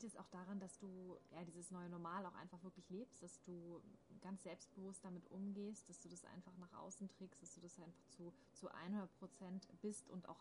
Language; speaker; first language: German; native; German